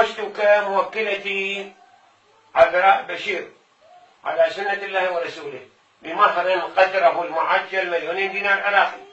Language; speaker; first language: Arabic; native; Arabic